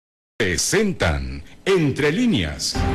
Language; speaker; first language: Spanish; native; Spanish